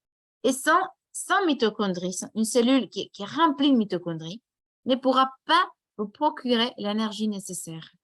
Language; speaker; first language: French; non-native, fluent; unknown